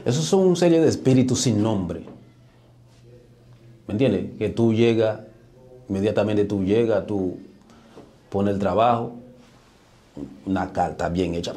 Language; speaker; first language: Spanish; native; Spanish